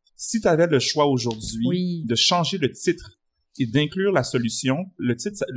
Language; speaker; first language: French; early bilingual, other home language; Arabic